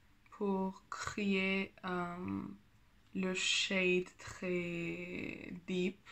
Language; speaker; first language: French; non-native, learner; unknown